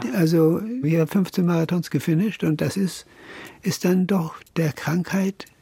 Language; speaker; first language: German; native; German